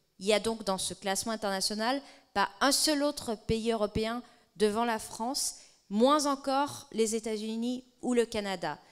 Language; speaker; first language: French; native; French